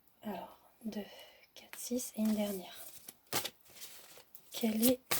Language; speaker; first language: French; native; French